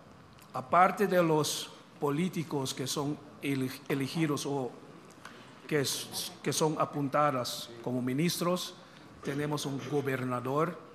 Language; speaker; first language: Spanish; non-native, fluent; English